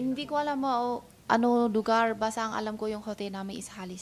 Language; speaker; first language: Filipino; non-native, learner; Chinese